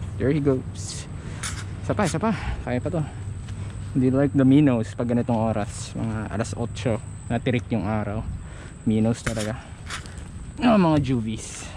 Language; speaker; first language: Filipino; native; Filipino